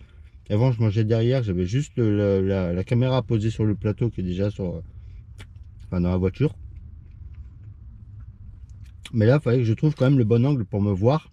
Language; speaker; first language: French; native; French